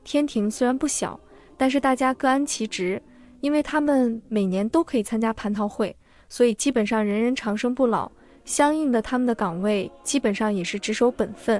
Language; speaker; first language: Chinese; native; Chinese